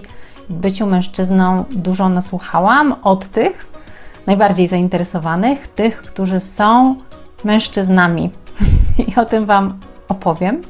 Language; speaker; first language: Polish; native; Polish